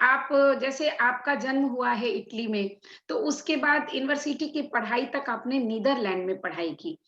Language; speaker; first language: Hindi; native; Hindi